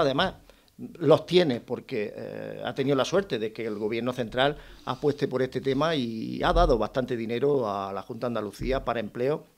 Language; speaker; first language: Spanish; native; Spanish